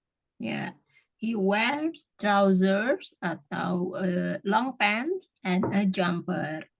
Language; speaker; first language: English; non-native, fluent; Indonesian